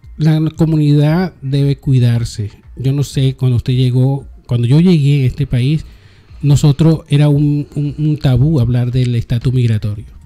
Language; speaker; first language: Spanish; native; Spanish